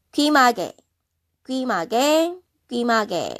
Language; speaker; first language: Korean; non-native, fluent; Filipino